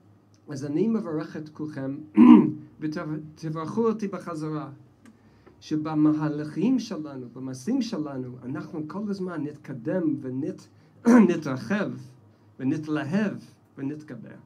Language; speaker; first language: Hebrew; non-native, fluent; English